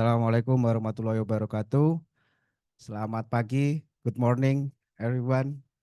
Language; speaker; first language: Indonesian; native; Indonesian